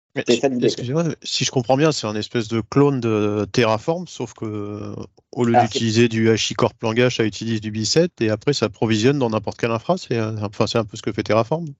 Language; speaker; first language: French; native; French